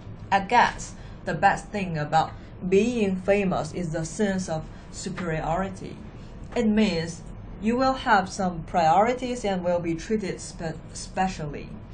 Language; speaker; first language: English; non-native, fluent; Chinese